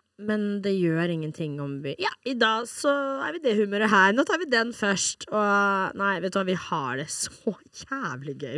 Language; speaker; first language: Norwegian; non-native, fluent; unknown